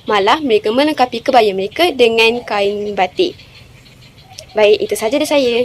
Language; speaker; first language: Malay; native; Malay